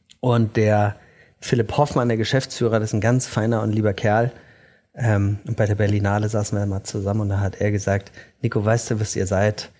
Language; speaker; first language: German; native; German